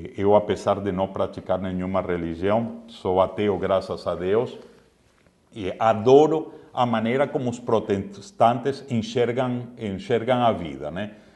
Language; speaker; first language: Portuguese; non-native, fluent; Spanish